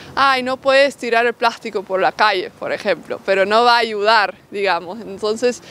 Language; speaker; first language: Spanish; non-native, fluent; Dutch